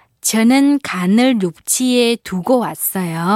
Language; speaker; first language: Korean; non-native, fluent; Vietnamese